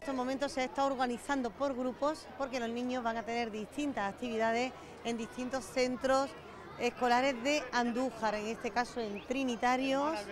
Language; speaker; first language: Spanish; native; Spanish